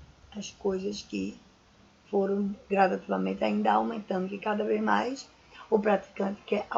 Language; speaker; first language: Portuguese; native; Portuguese